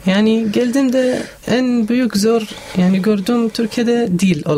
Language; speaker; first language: Turkish; non-native, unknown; Arabic